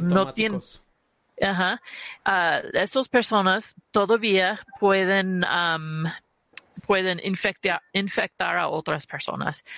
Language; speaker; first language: Spanish; early bilingual, heritage; Spanish